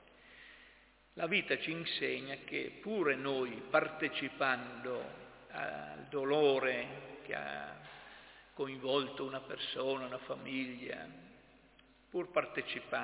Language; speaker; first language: Italian; native; Italian